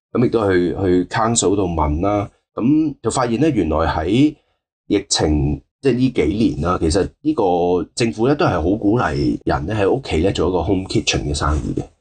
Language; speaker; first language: Cantonese; native; Cantonese